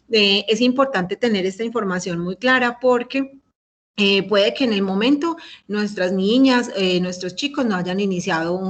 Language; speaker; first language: Spanish; native; Spanish